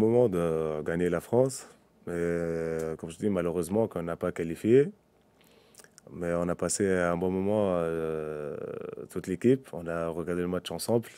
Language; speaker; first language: French; non-native, local second language; Arabic